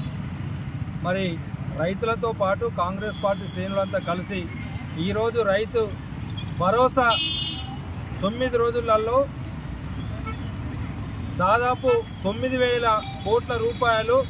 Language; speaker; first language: Telugu; native; Telugu